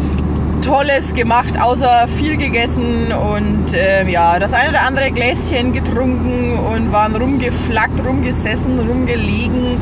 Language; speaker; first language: German; native; German